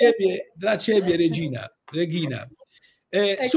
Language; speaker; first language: Polish; early bilingual, heritage; Italian